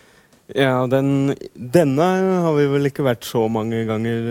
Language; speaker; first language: Norwegian; native; Norwegian